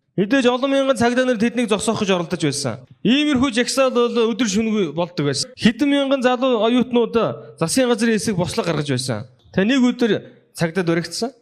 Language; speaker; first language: Mongolian; non-native, fluent; Korean